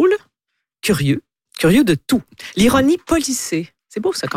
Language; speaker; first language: French; native; French